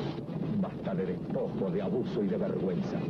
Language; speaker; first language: Spanish; native; Spanish